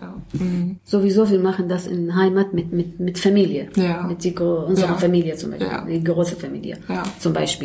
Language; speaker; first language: German; non-native, learner; Arabic